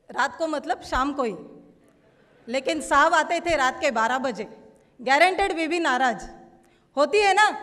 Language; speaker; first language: Hindi; non-native, local second language; Marathi